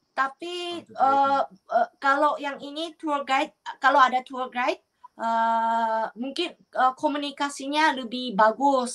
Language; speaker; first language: Indonesian; non-native, fluent; Korean